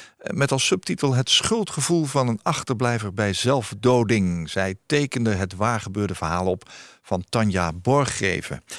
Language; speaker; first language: Dutch; native; Dutch